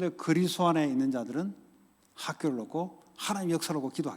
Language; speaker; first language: Korean; native; Korean